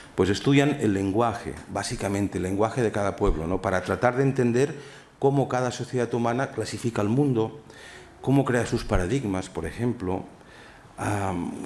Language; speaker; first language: Spanish; non-native, local second language; Catalan